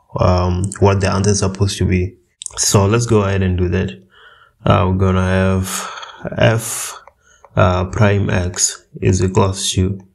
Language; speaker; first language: English; native; English